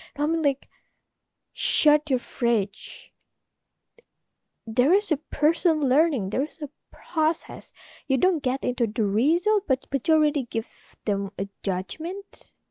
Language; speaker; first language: English; non-native, learner; Indonesian